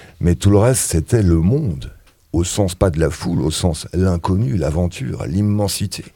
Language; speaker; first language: French; native; French